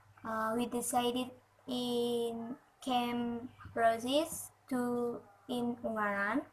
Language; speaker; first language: English; non-native, learner; Indonesian